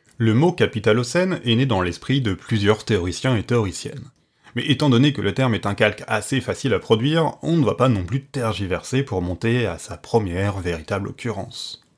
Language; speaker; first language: French; native; French